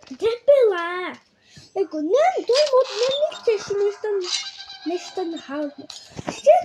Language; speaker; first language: Czech; non-native, local second language; Polish